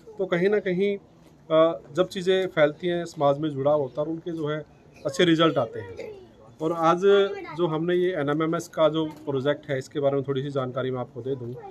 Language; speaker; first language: Hindi; native; Hindi